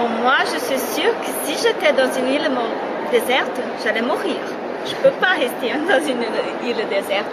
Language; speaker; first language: French; non-native, fluent; Portuguese